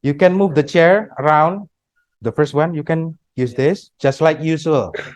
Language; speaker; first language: English; non-native, fluent; Indonesian